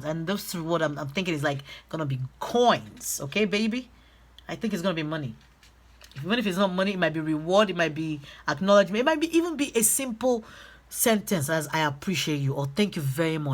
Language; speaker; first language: English; native; English